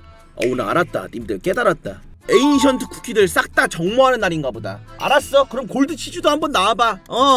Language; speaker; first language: Korean; native; Korean